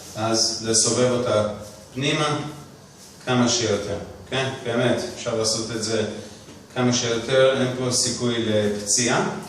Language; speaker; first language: Hebrew; native; Hebrew